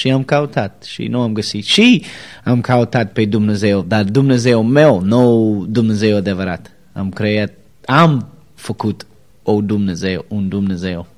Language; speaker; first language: Romanian; non-native, learner; English